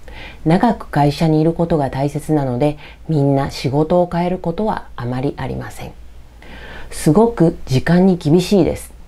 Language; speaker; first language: Japanese; non-native, fluent; Spanish